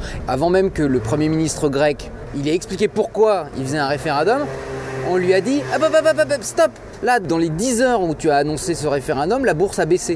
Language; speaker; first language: French; native; French